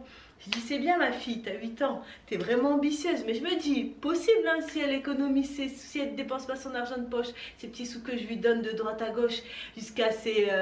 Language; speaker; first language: French; native; French